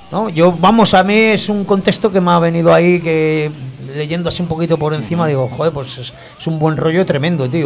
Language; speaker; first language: Spanish; native; Spanish